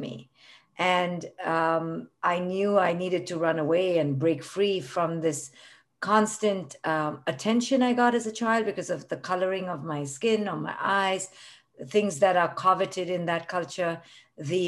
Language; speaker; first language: English; non-native, local second language; Hindi